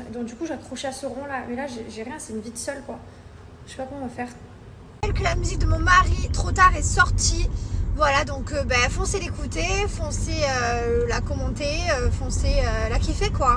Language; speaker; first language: French; native; French